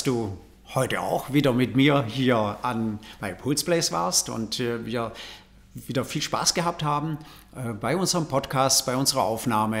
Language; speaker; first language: German; native; German